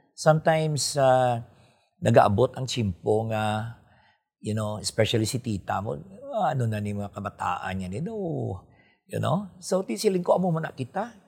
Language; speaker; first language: English; non-native, local second language; Hiligaynon